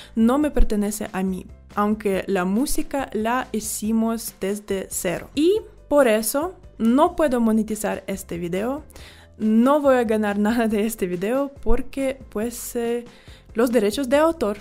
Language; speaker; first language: Spanish; non-native, fluent; Ukrainian